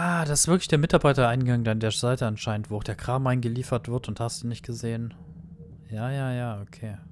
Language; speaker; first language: German; native; German